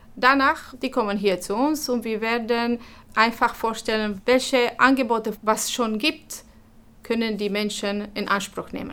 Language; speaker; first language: German; non-native, fluent; Romanian